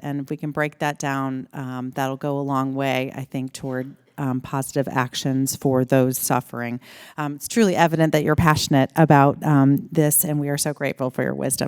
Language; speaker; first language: English; native; English